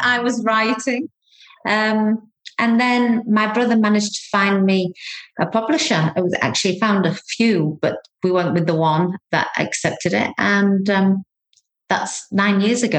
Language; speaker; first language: English; native; English